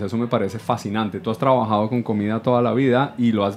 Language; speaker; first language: Spanish; native; Spanish